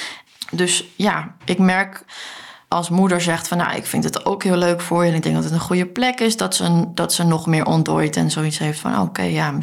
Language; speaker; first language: Dutch; native; Dutch